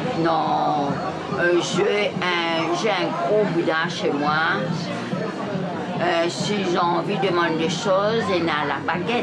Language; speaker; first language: French; non-native, local second language; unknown